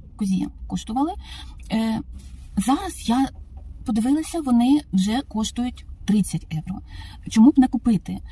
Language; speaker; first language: Ukrainian; native; Ukrainian